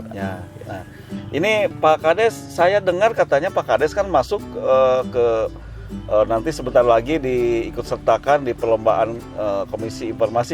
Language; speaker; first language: Indonesian; non-native, local second language; Sundanese